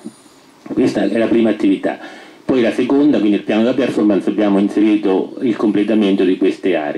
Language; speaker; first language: Italian; native; Italian